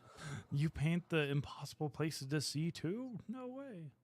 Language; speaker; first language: English; native; English